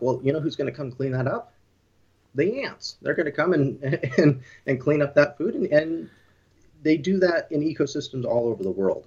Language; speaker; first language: English; native; English